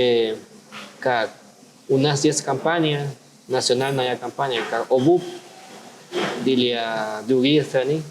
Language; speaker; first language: Russian; non-native, learner; Spanish